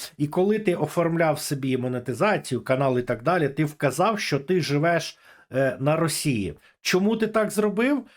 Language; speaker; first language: Ukrainian; native; Ukrainian